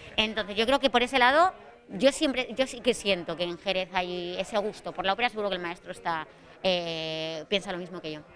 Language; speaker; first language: Spanish; native; Spanish